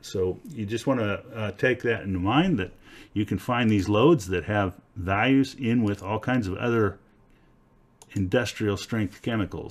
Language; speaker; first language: English; native; English